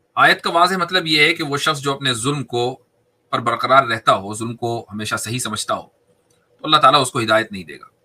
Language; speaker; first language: Urdu; native; Urdu